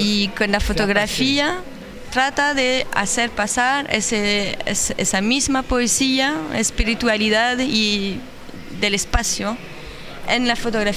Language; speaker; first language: Spanish; non-native, learner; French